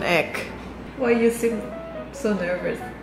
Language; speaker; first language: English; non-native, fluent; Korean